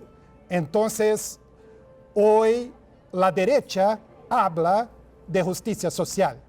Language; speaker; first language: Spanish; non-native, fluent; Portuguese